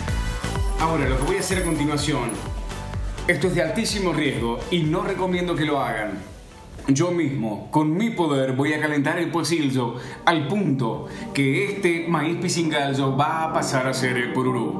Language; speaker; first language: Spanish; native; Spanish